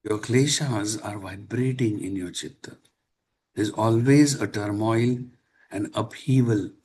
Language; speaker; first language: English; non-native, local second language; Marathi